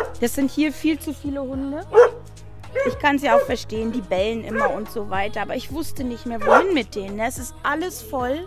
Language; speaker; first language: German; native; German